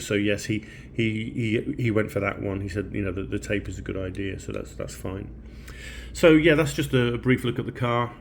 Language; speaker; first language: English; native; English